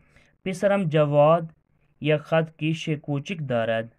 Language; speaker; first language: Persian; non-native, fluent; Urdu